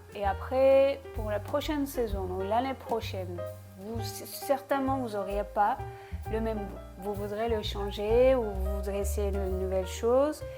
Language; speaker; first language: French; non-native, fluent; Turkish